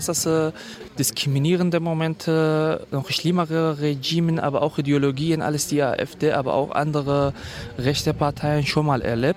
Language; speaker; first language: German; non-native, fluent; Kurdish